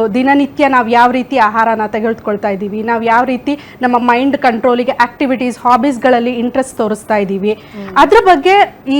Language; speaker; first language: Kannada; native; Kannada